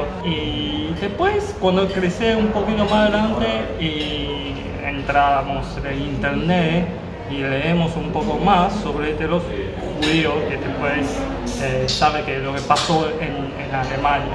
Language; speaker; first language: Spanish; non-native, learner; Chinese